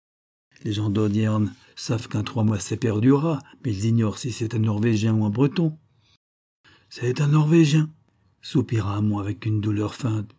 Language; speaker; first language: French; native; French